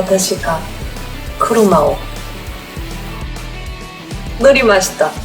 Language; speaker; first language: Japanese; non-native, learner; Korean